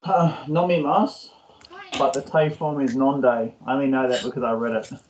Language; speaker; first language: English; non-native, learner; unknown